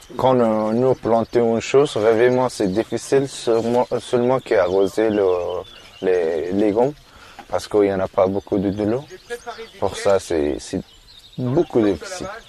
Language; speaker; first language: French; non-native, learner; Persian